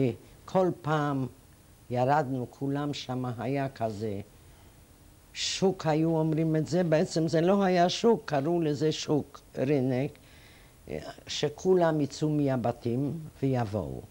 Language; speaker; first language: Hebrew; non-native, fluent; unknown